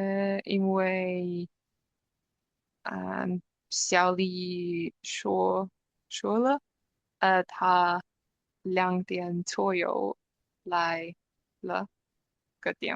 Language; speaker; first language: Chinese; non-native, learner; English